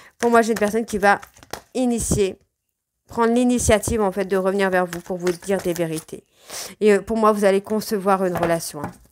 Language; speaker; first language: French; native; French